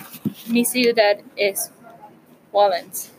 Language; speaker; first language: Spanish; non-native, learner; English